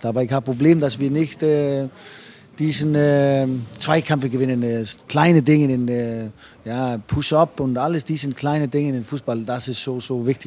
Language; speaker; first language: German; non-native, fluent; Danish